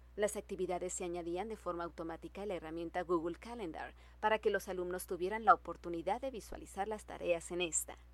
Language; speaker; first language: Spanish; native; Spanish